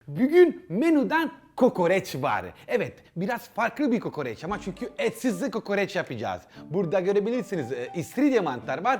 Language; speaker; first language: Turkish; non-native, learner; Italian